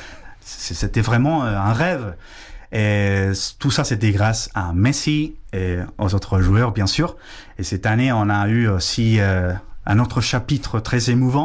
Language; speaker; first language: French; non-native, fluent; Spanish